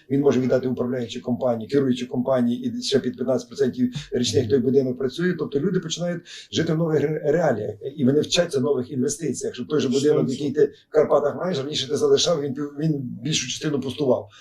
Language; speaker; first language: Ukrainian; native; Ukrainian